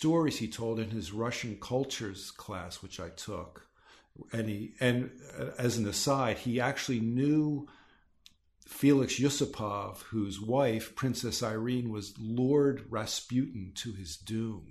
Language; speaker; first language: English; native; English